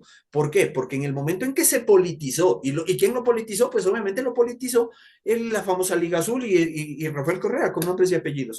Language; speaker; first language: Spanish; native; Spanish